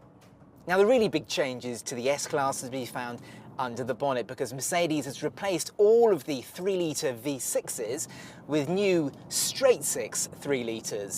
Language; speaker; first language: English; native; English